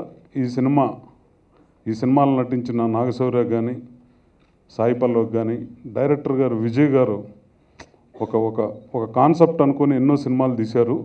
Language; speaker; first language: Telugu; native; Telugu